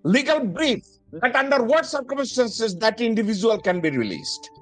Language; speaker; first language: English; non-native, local second language; Bangla